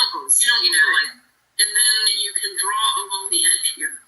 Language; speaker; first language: English; native; English